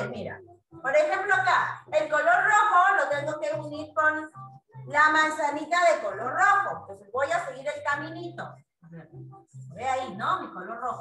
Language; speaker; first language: Spanish; native; Spanish